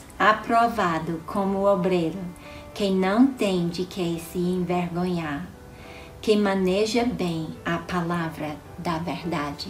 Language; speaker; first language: Portuguese; non-native, fluent; English